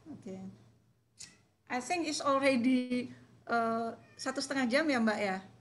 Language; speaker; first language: English; non-native, fluent; Indonesian